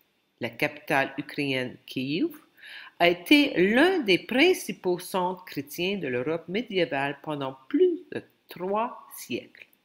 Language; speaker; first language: French; non-native, local second language; Ukrainian